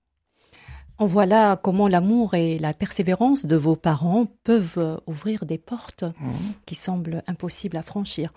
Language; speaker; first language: French; native; French